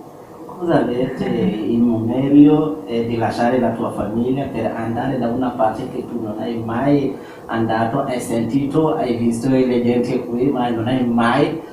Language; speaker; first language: Italian; non-native, learner; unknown